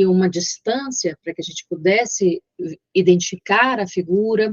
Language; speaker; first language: Portuguese; native; Portuguese